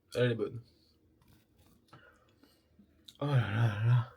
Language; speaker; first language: French; native; French